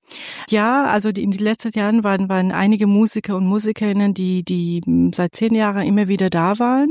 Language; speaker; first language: German; non-native, fluent; Persian